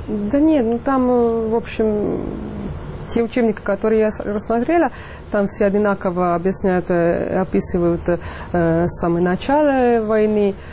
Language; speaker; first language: Russian; non-native, fluent; Italian